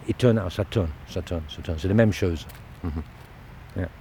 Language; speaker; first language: French; non-native, learner; English